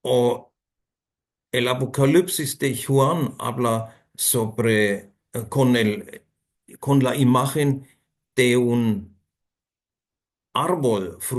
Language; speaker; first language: Spanish; non-native, fluent; German